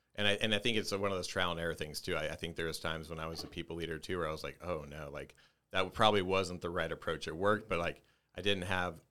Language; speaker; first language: English; native; English